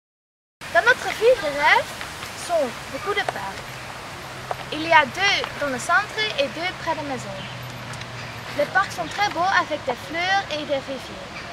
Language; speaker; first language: French; non-native, learner; Dutch